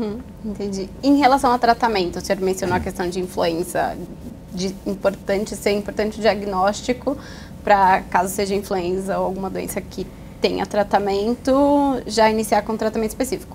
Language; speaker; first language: Portuguese; native; Portuguese